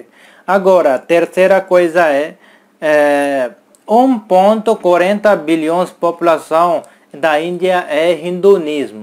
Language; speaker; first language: Portuguese; non-native, learner; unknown